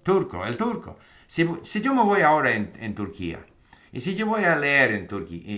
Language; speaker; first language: Spanish; non-native, fluent; English